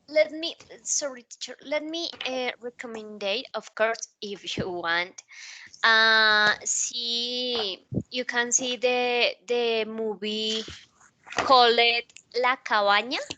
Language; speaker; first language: English; non-native, learner; Spanish